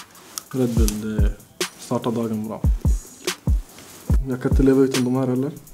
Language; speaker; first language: Swedish; early bilingual, other home language; Bosnian